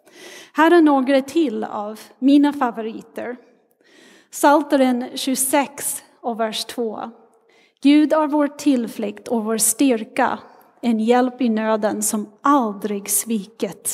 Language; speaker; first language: Swedish; non-native, fluent; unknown